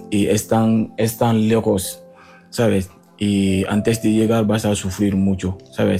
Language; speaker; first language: Spanish; non-native, learner; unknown